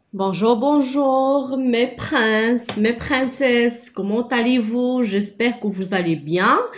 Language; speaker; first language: French; non-native, local second language; Arabic